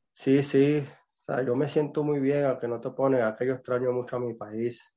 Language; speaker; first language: Spanish; native; Spanish